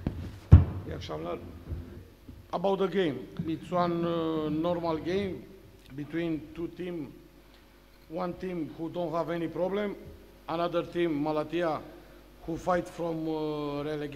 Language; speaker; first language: English; non-native, learner; Romanian